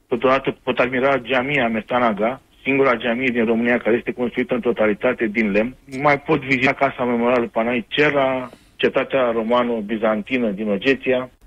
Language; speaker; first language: Romanian; native; Romanian